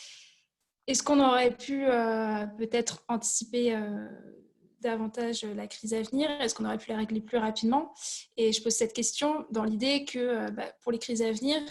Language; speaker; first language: French; native; French